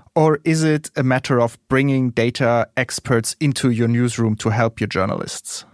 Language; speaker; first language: English; non-native, fluent; German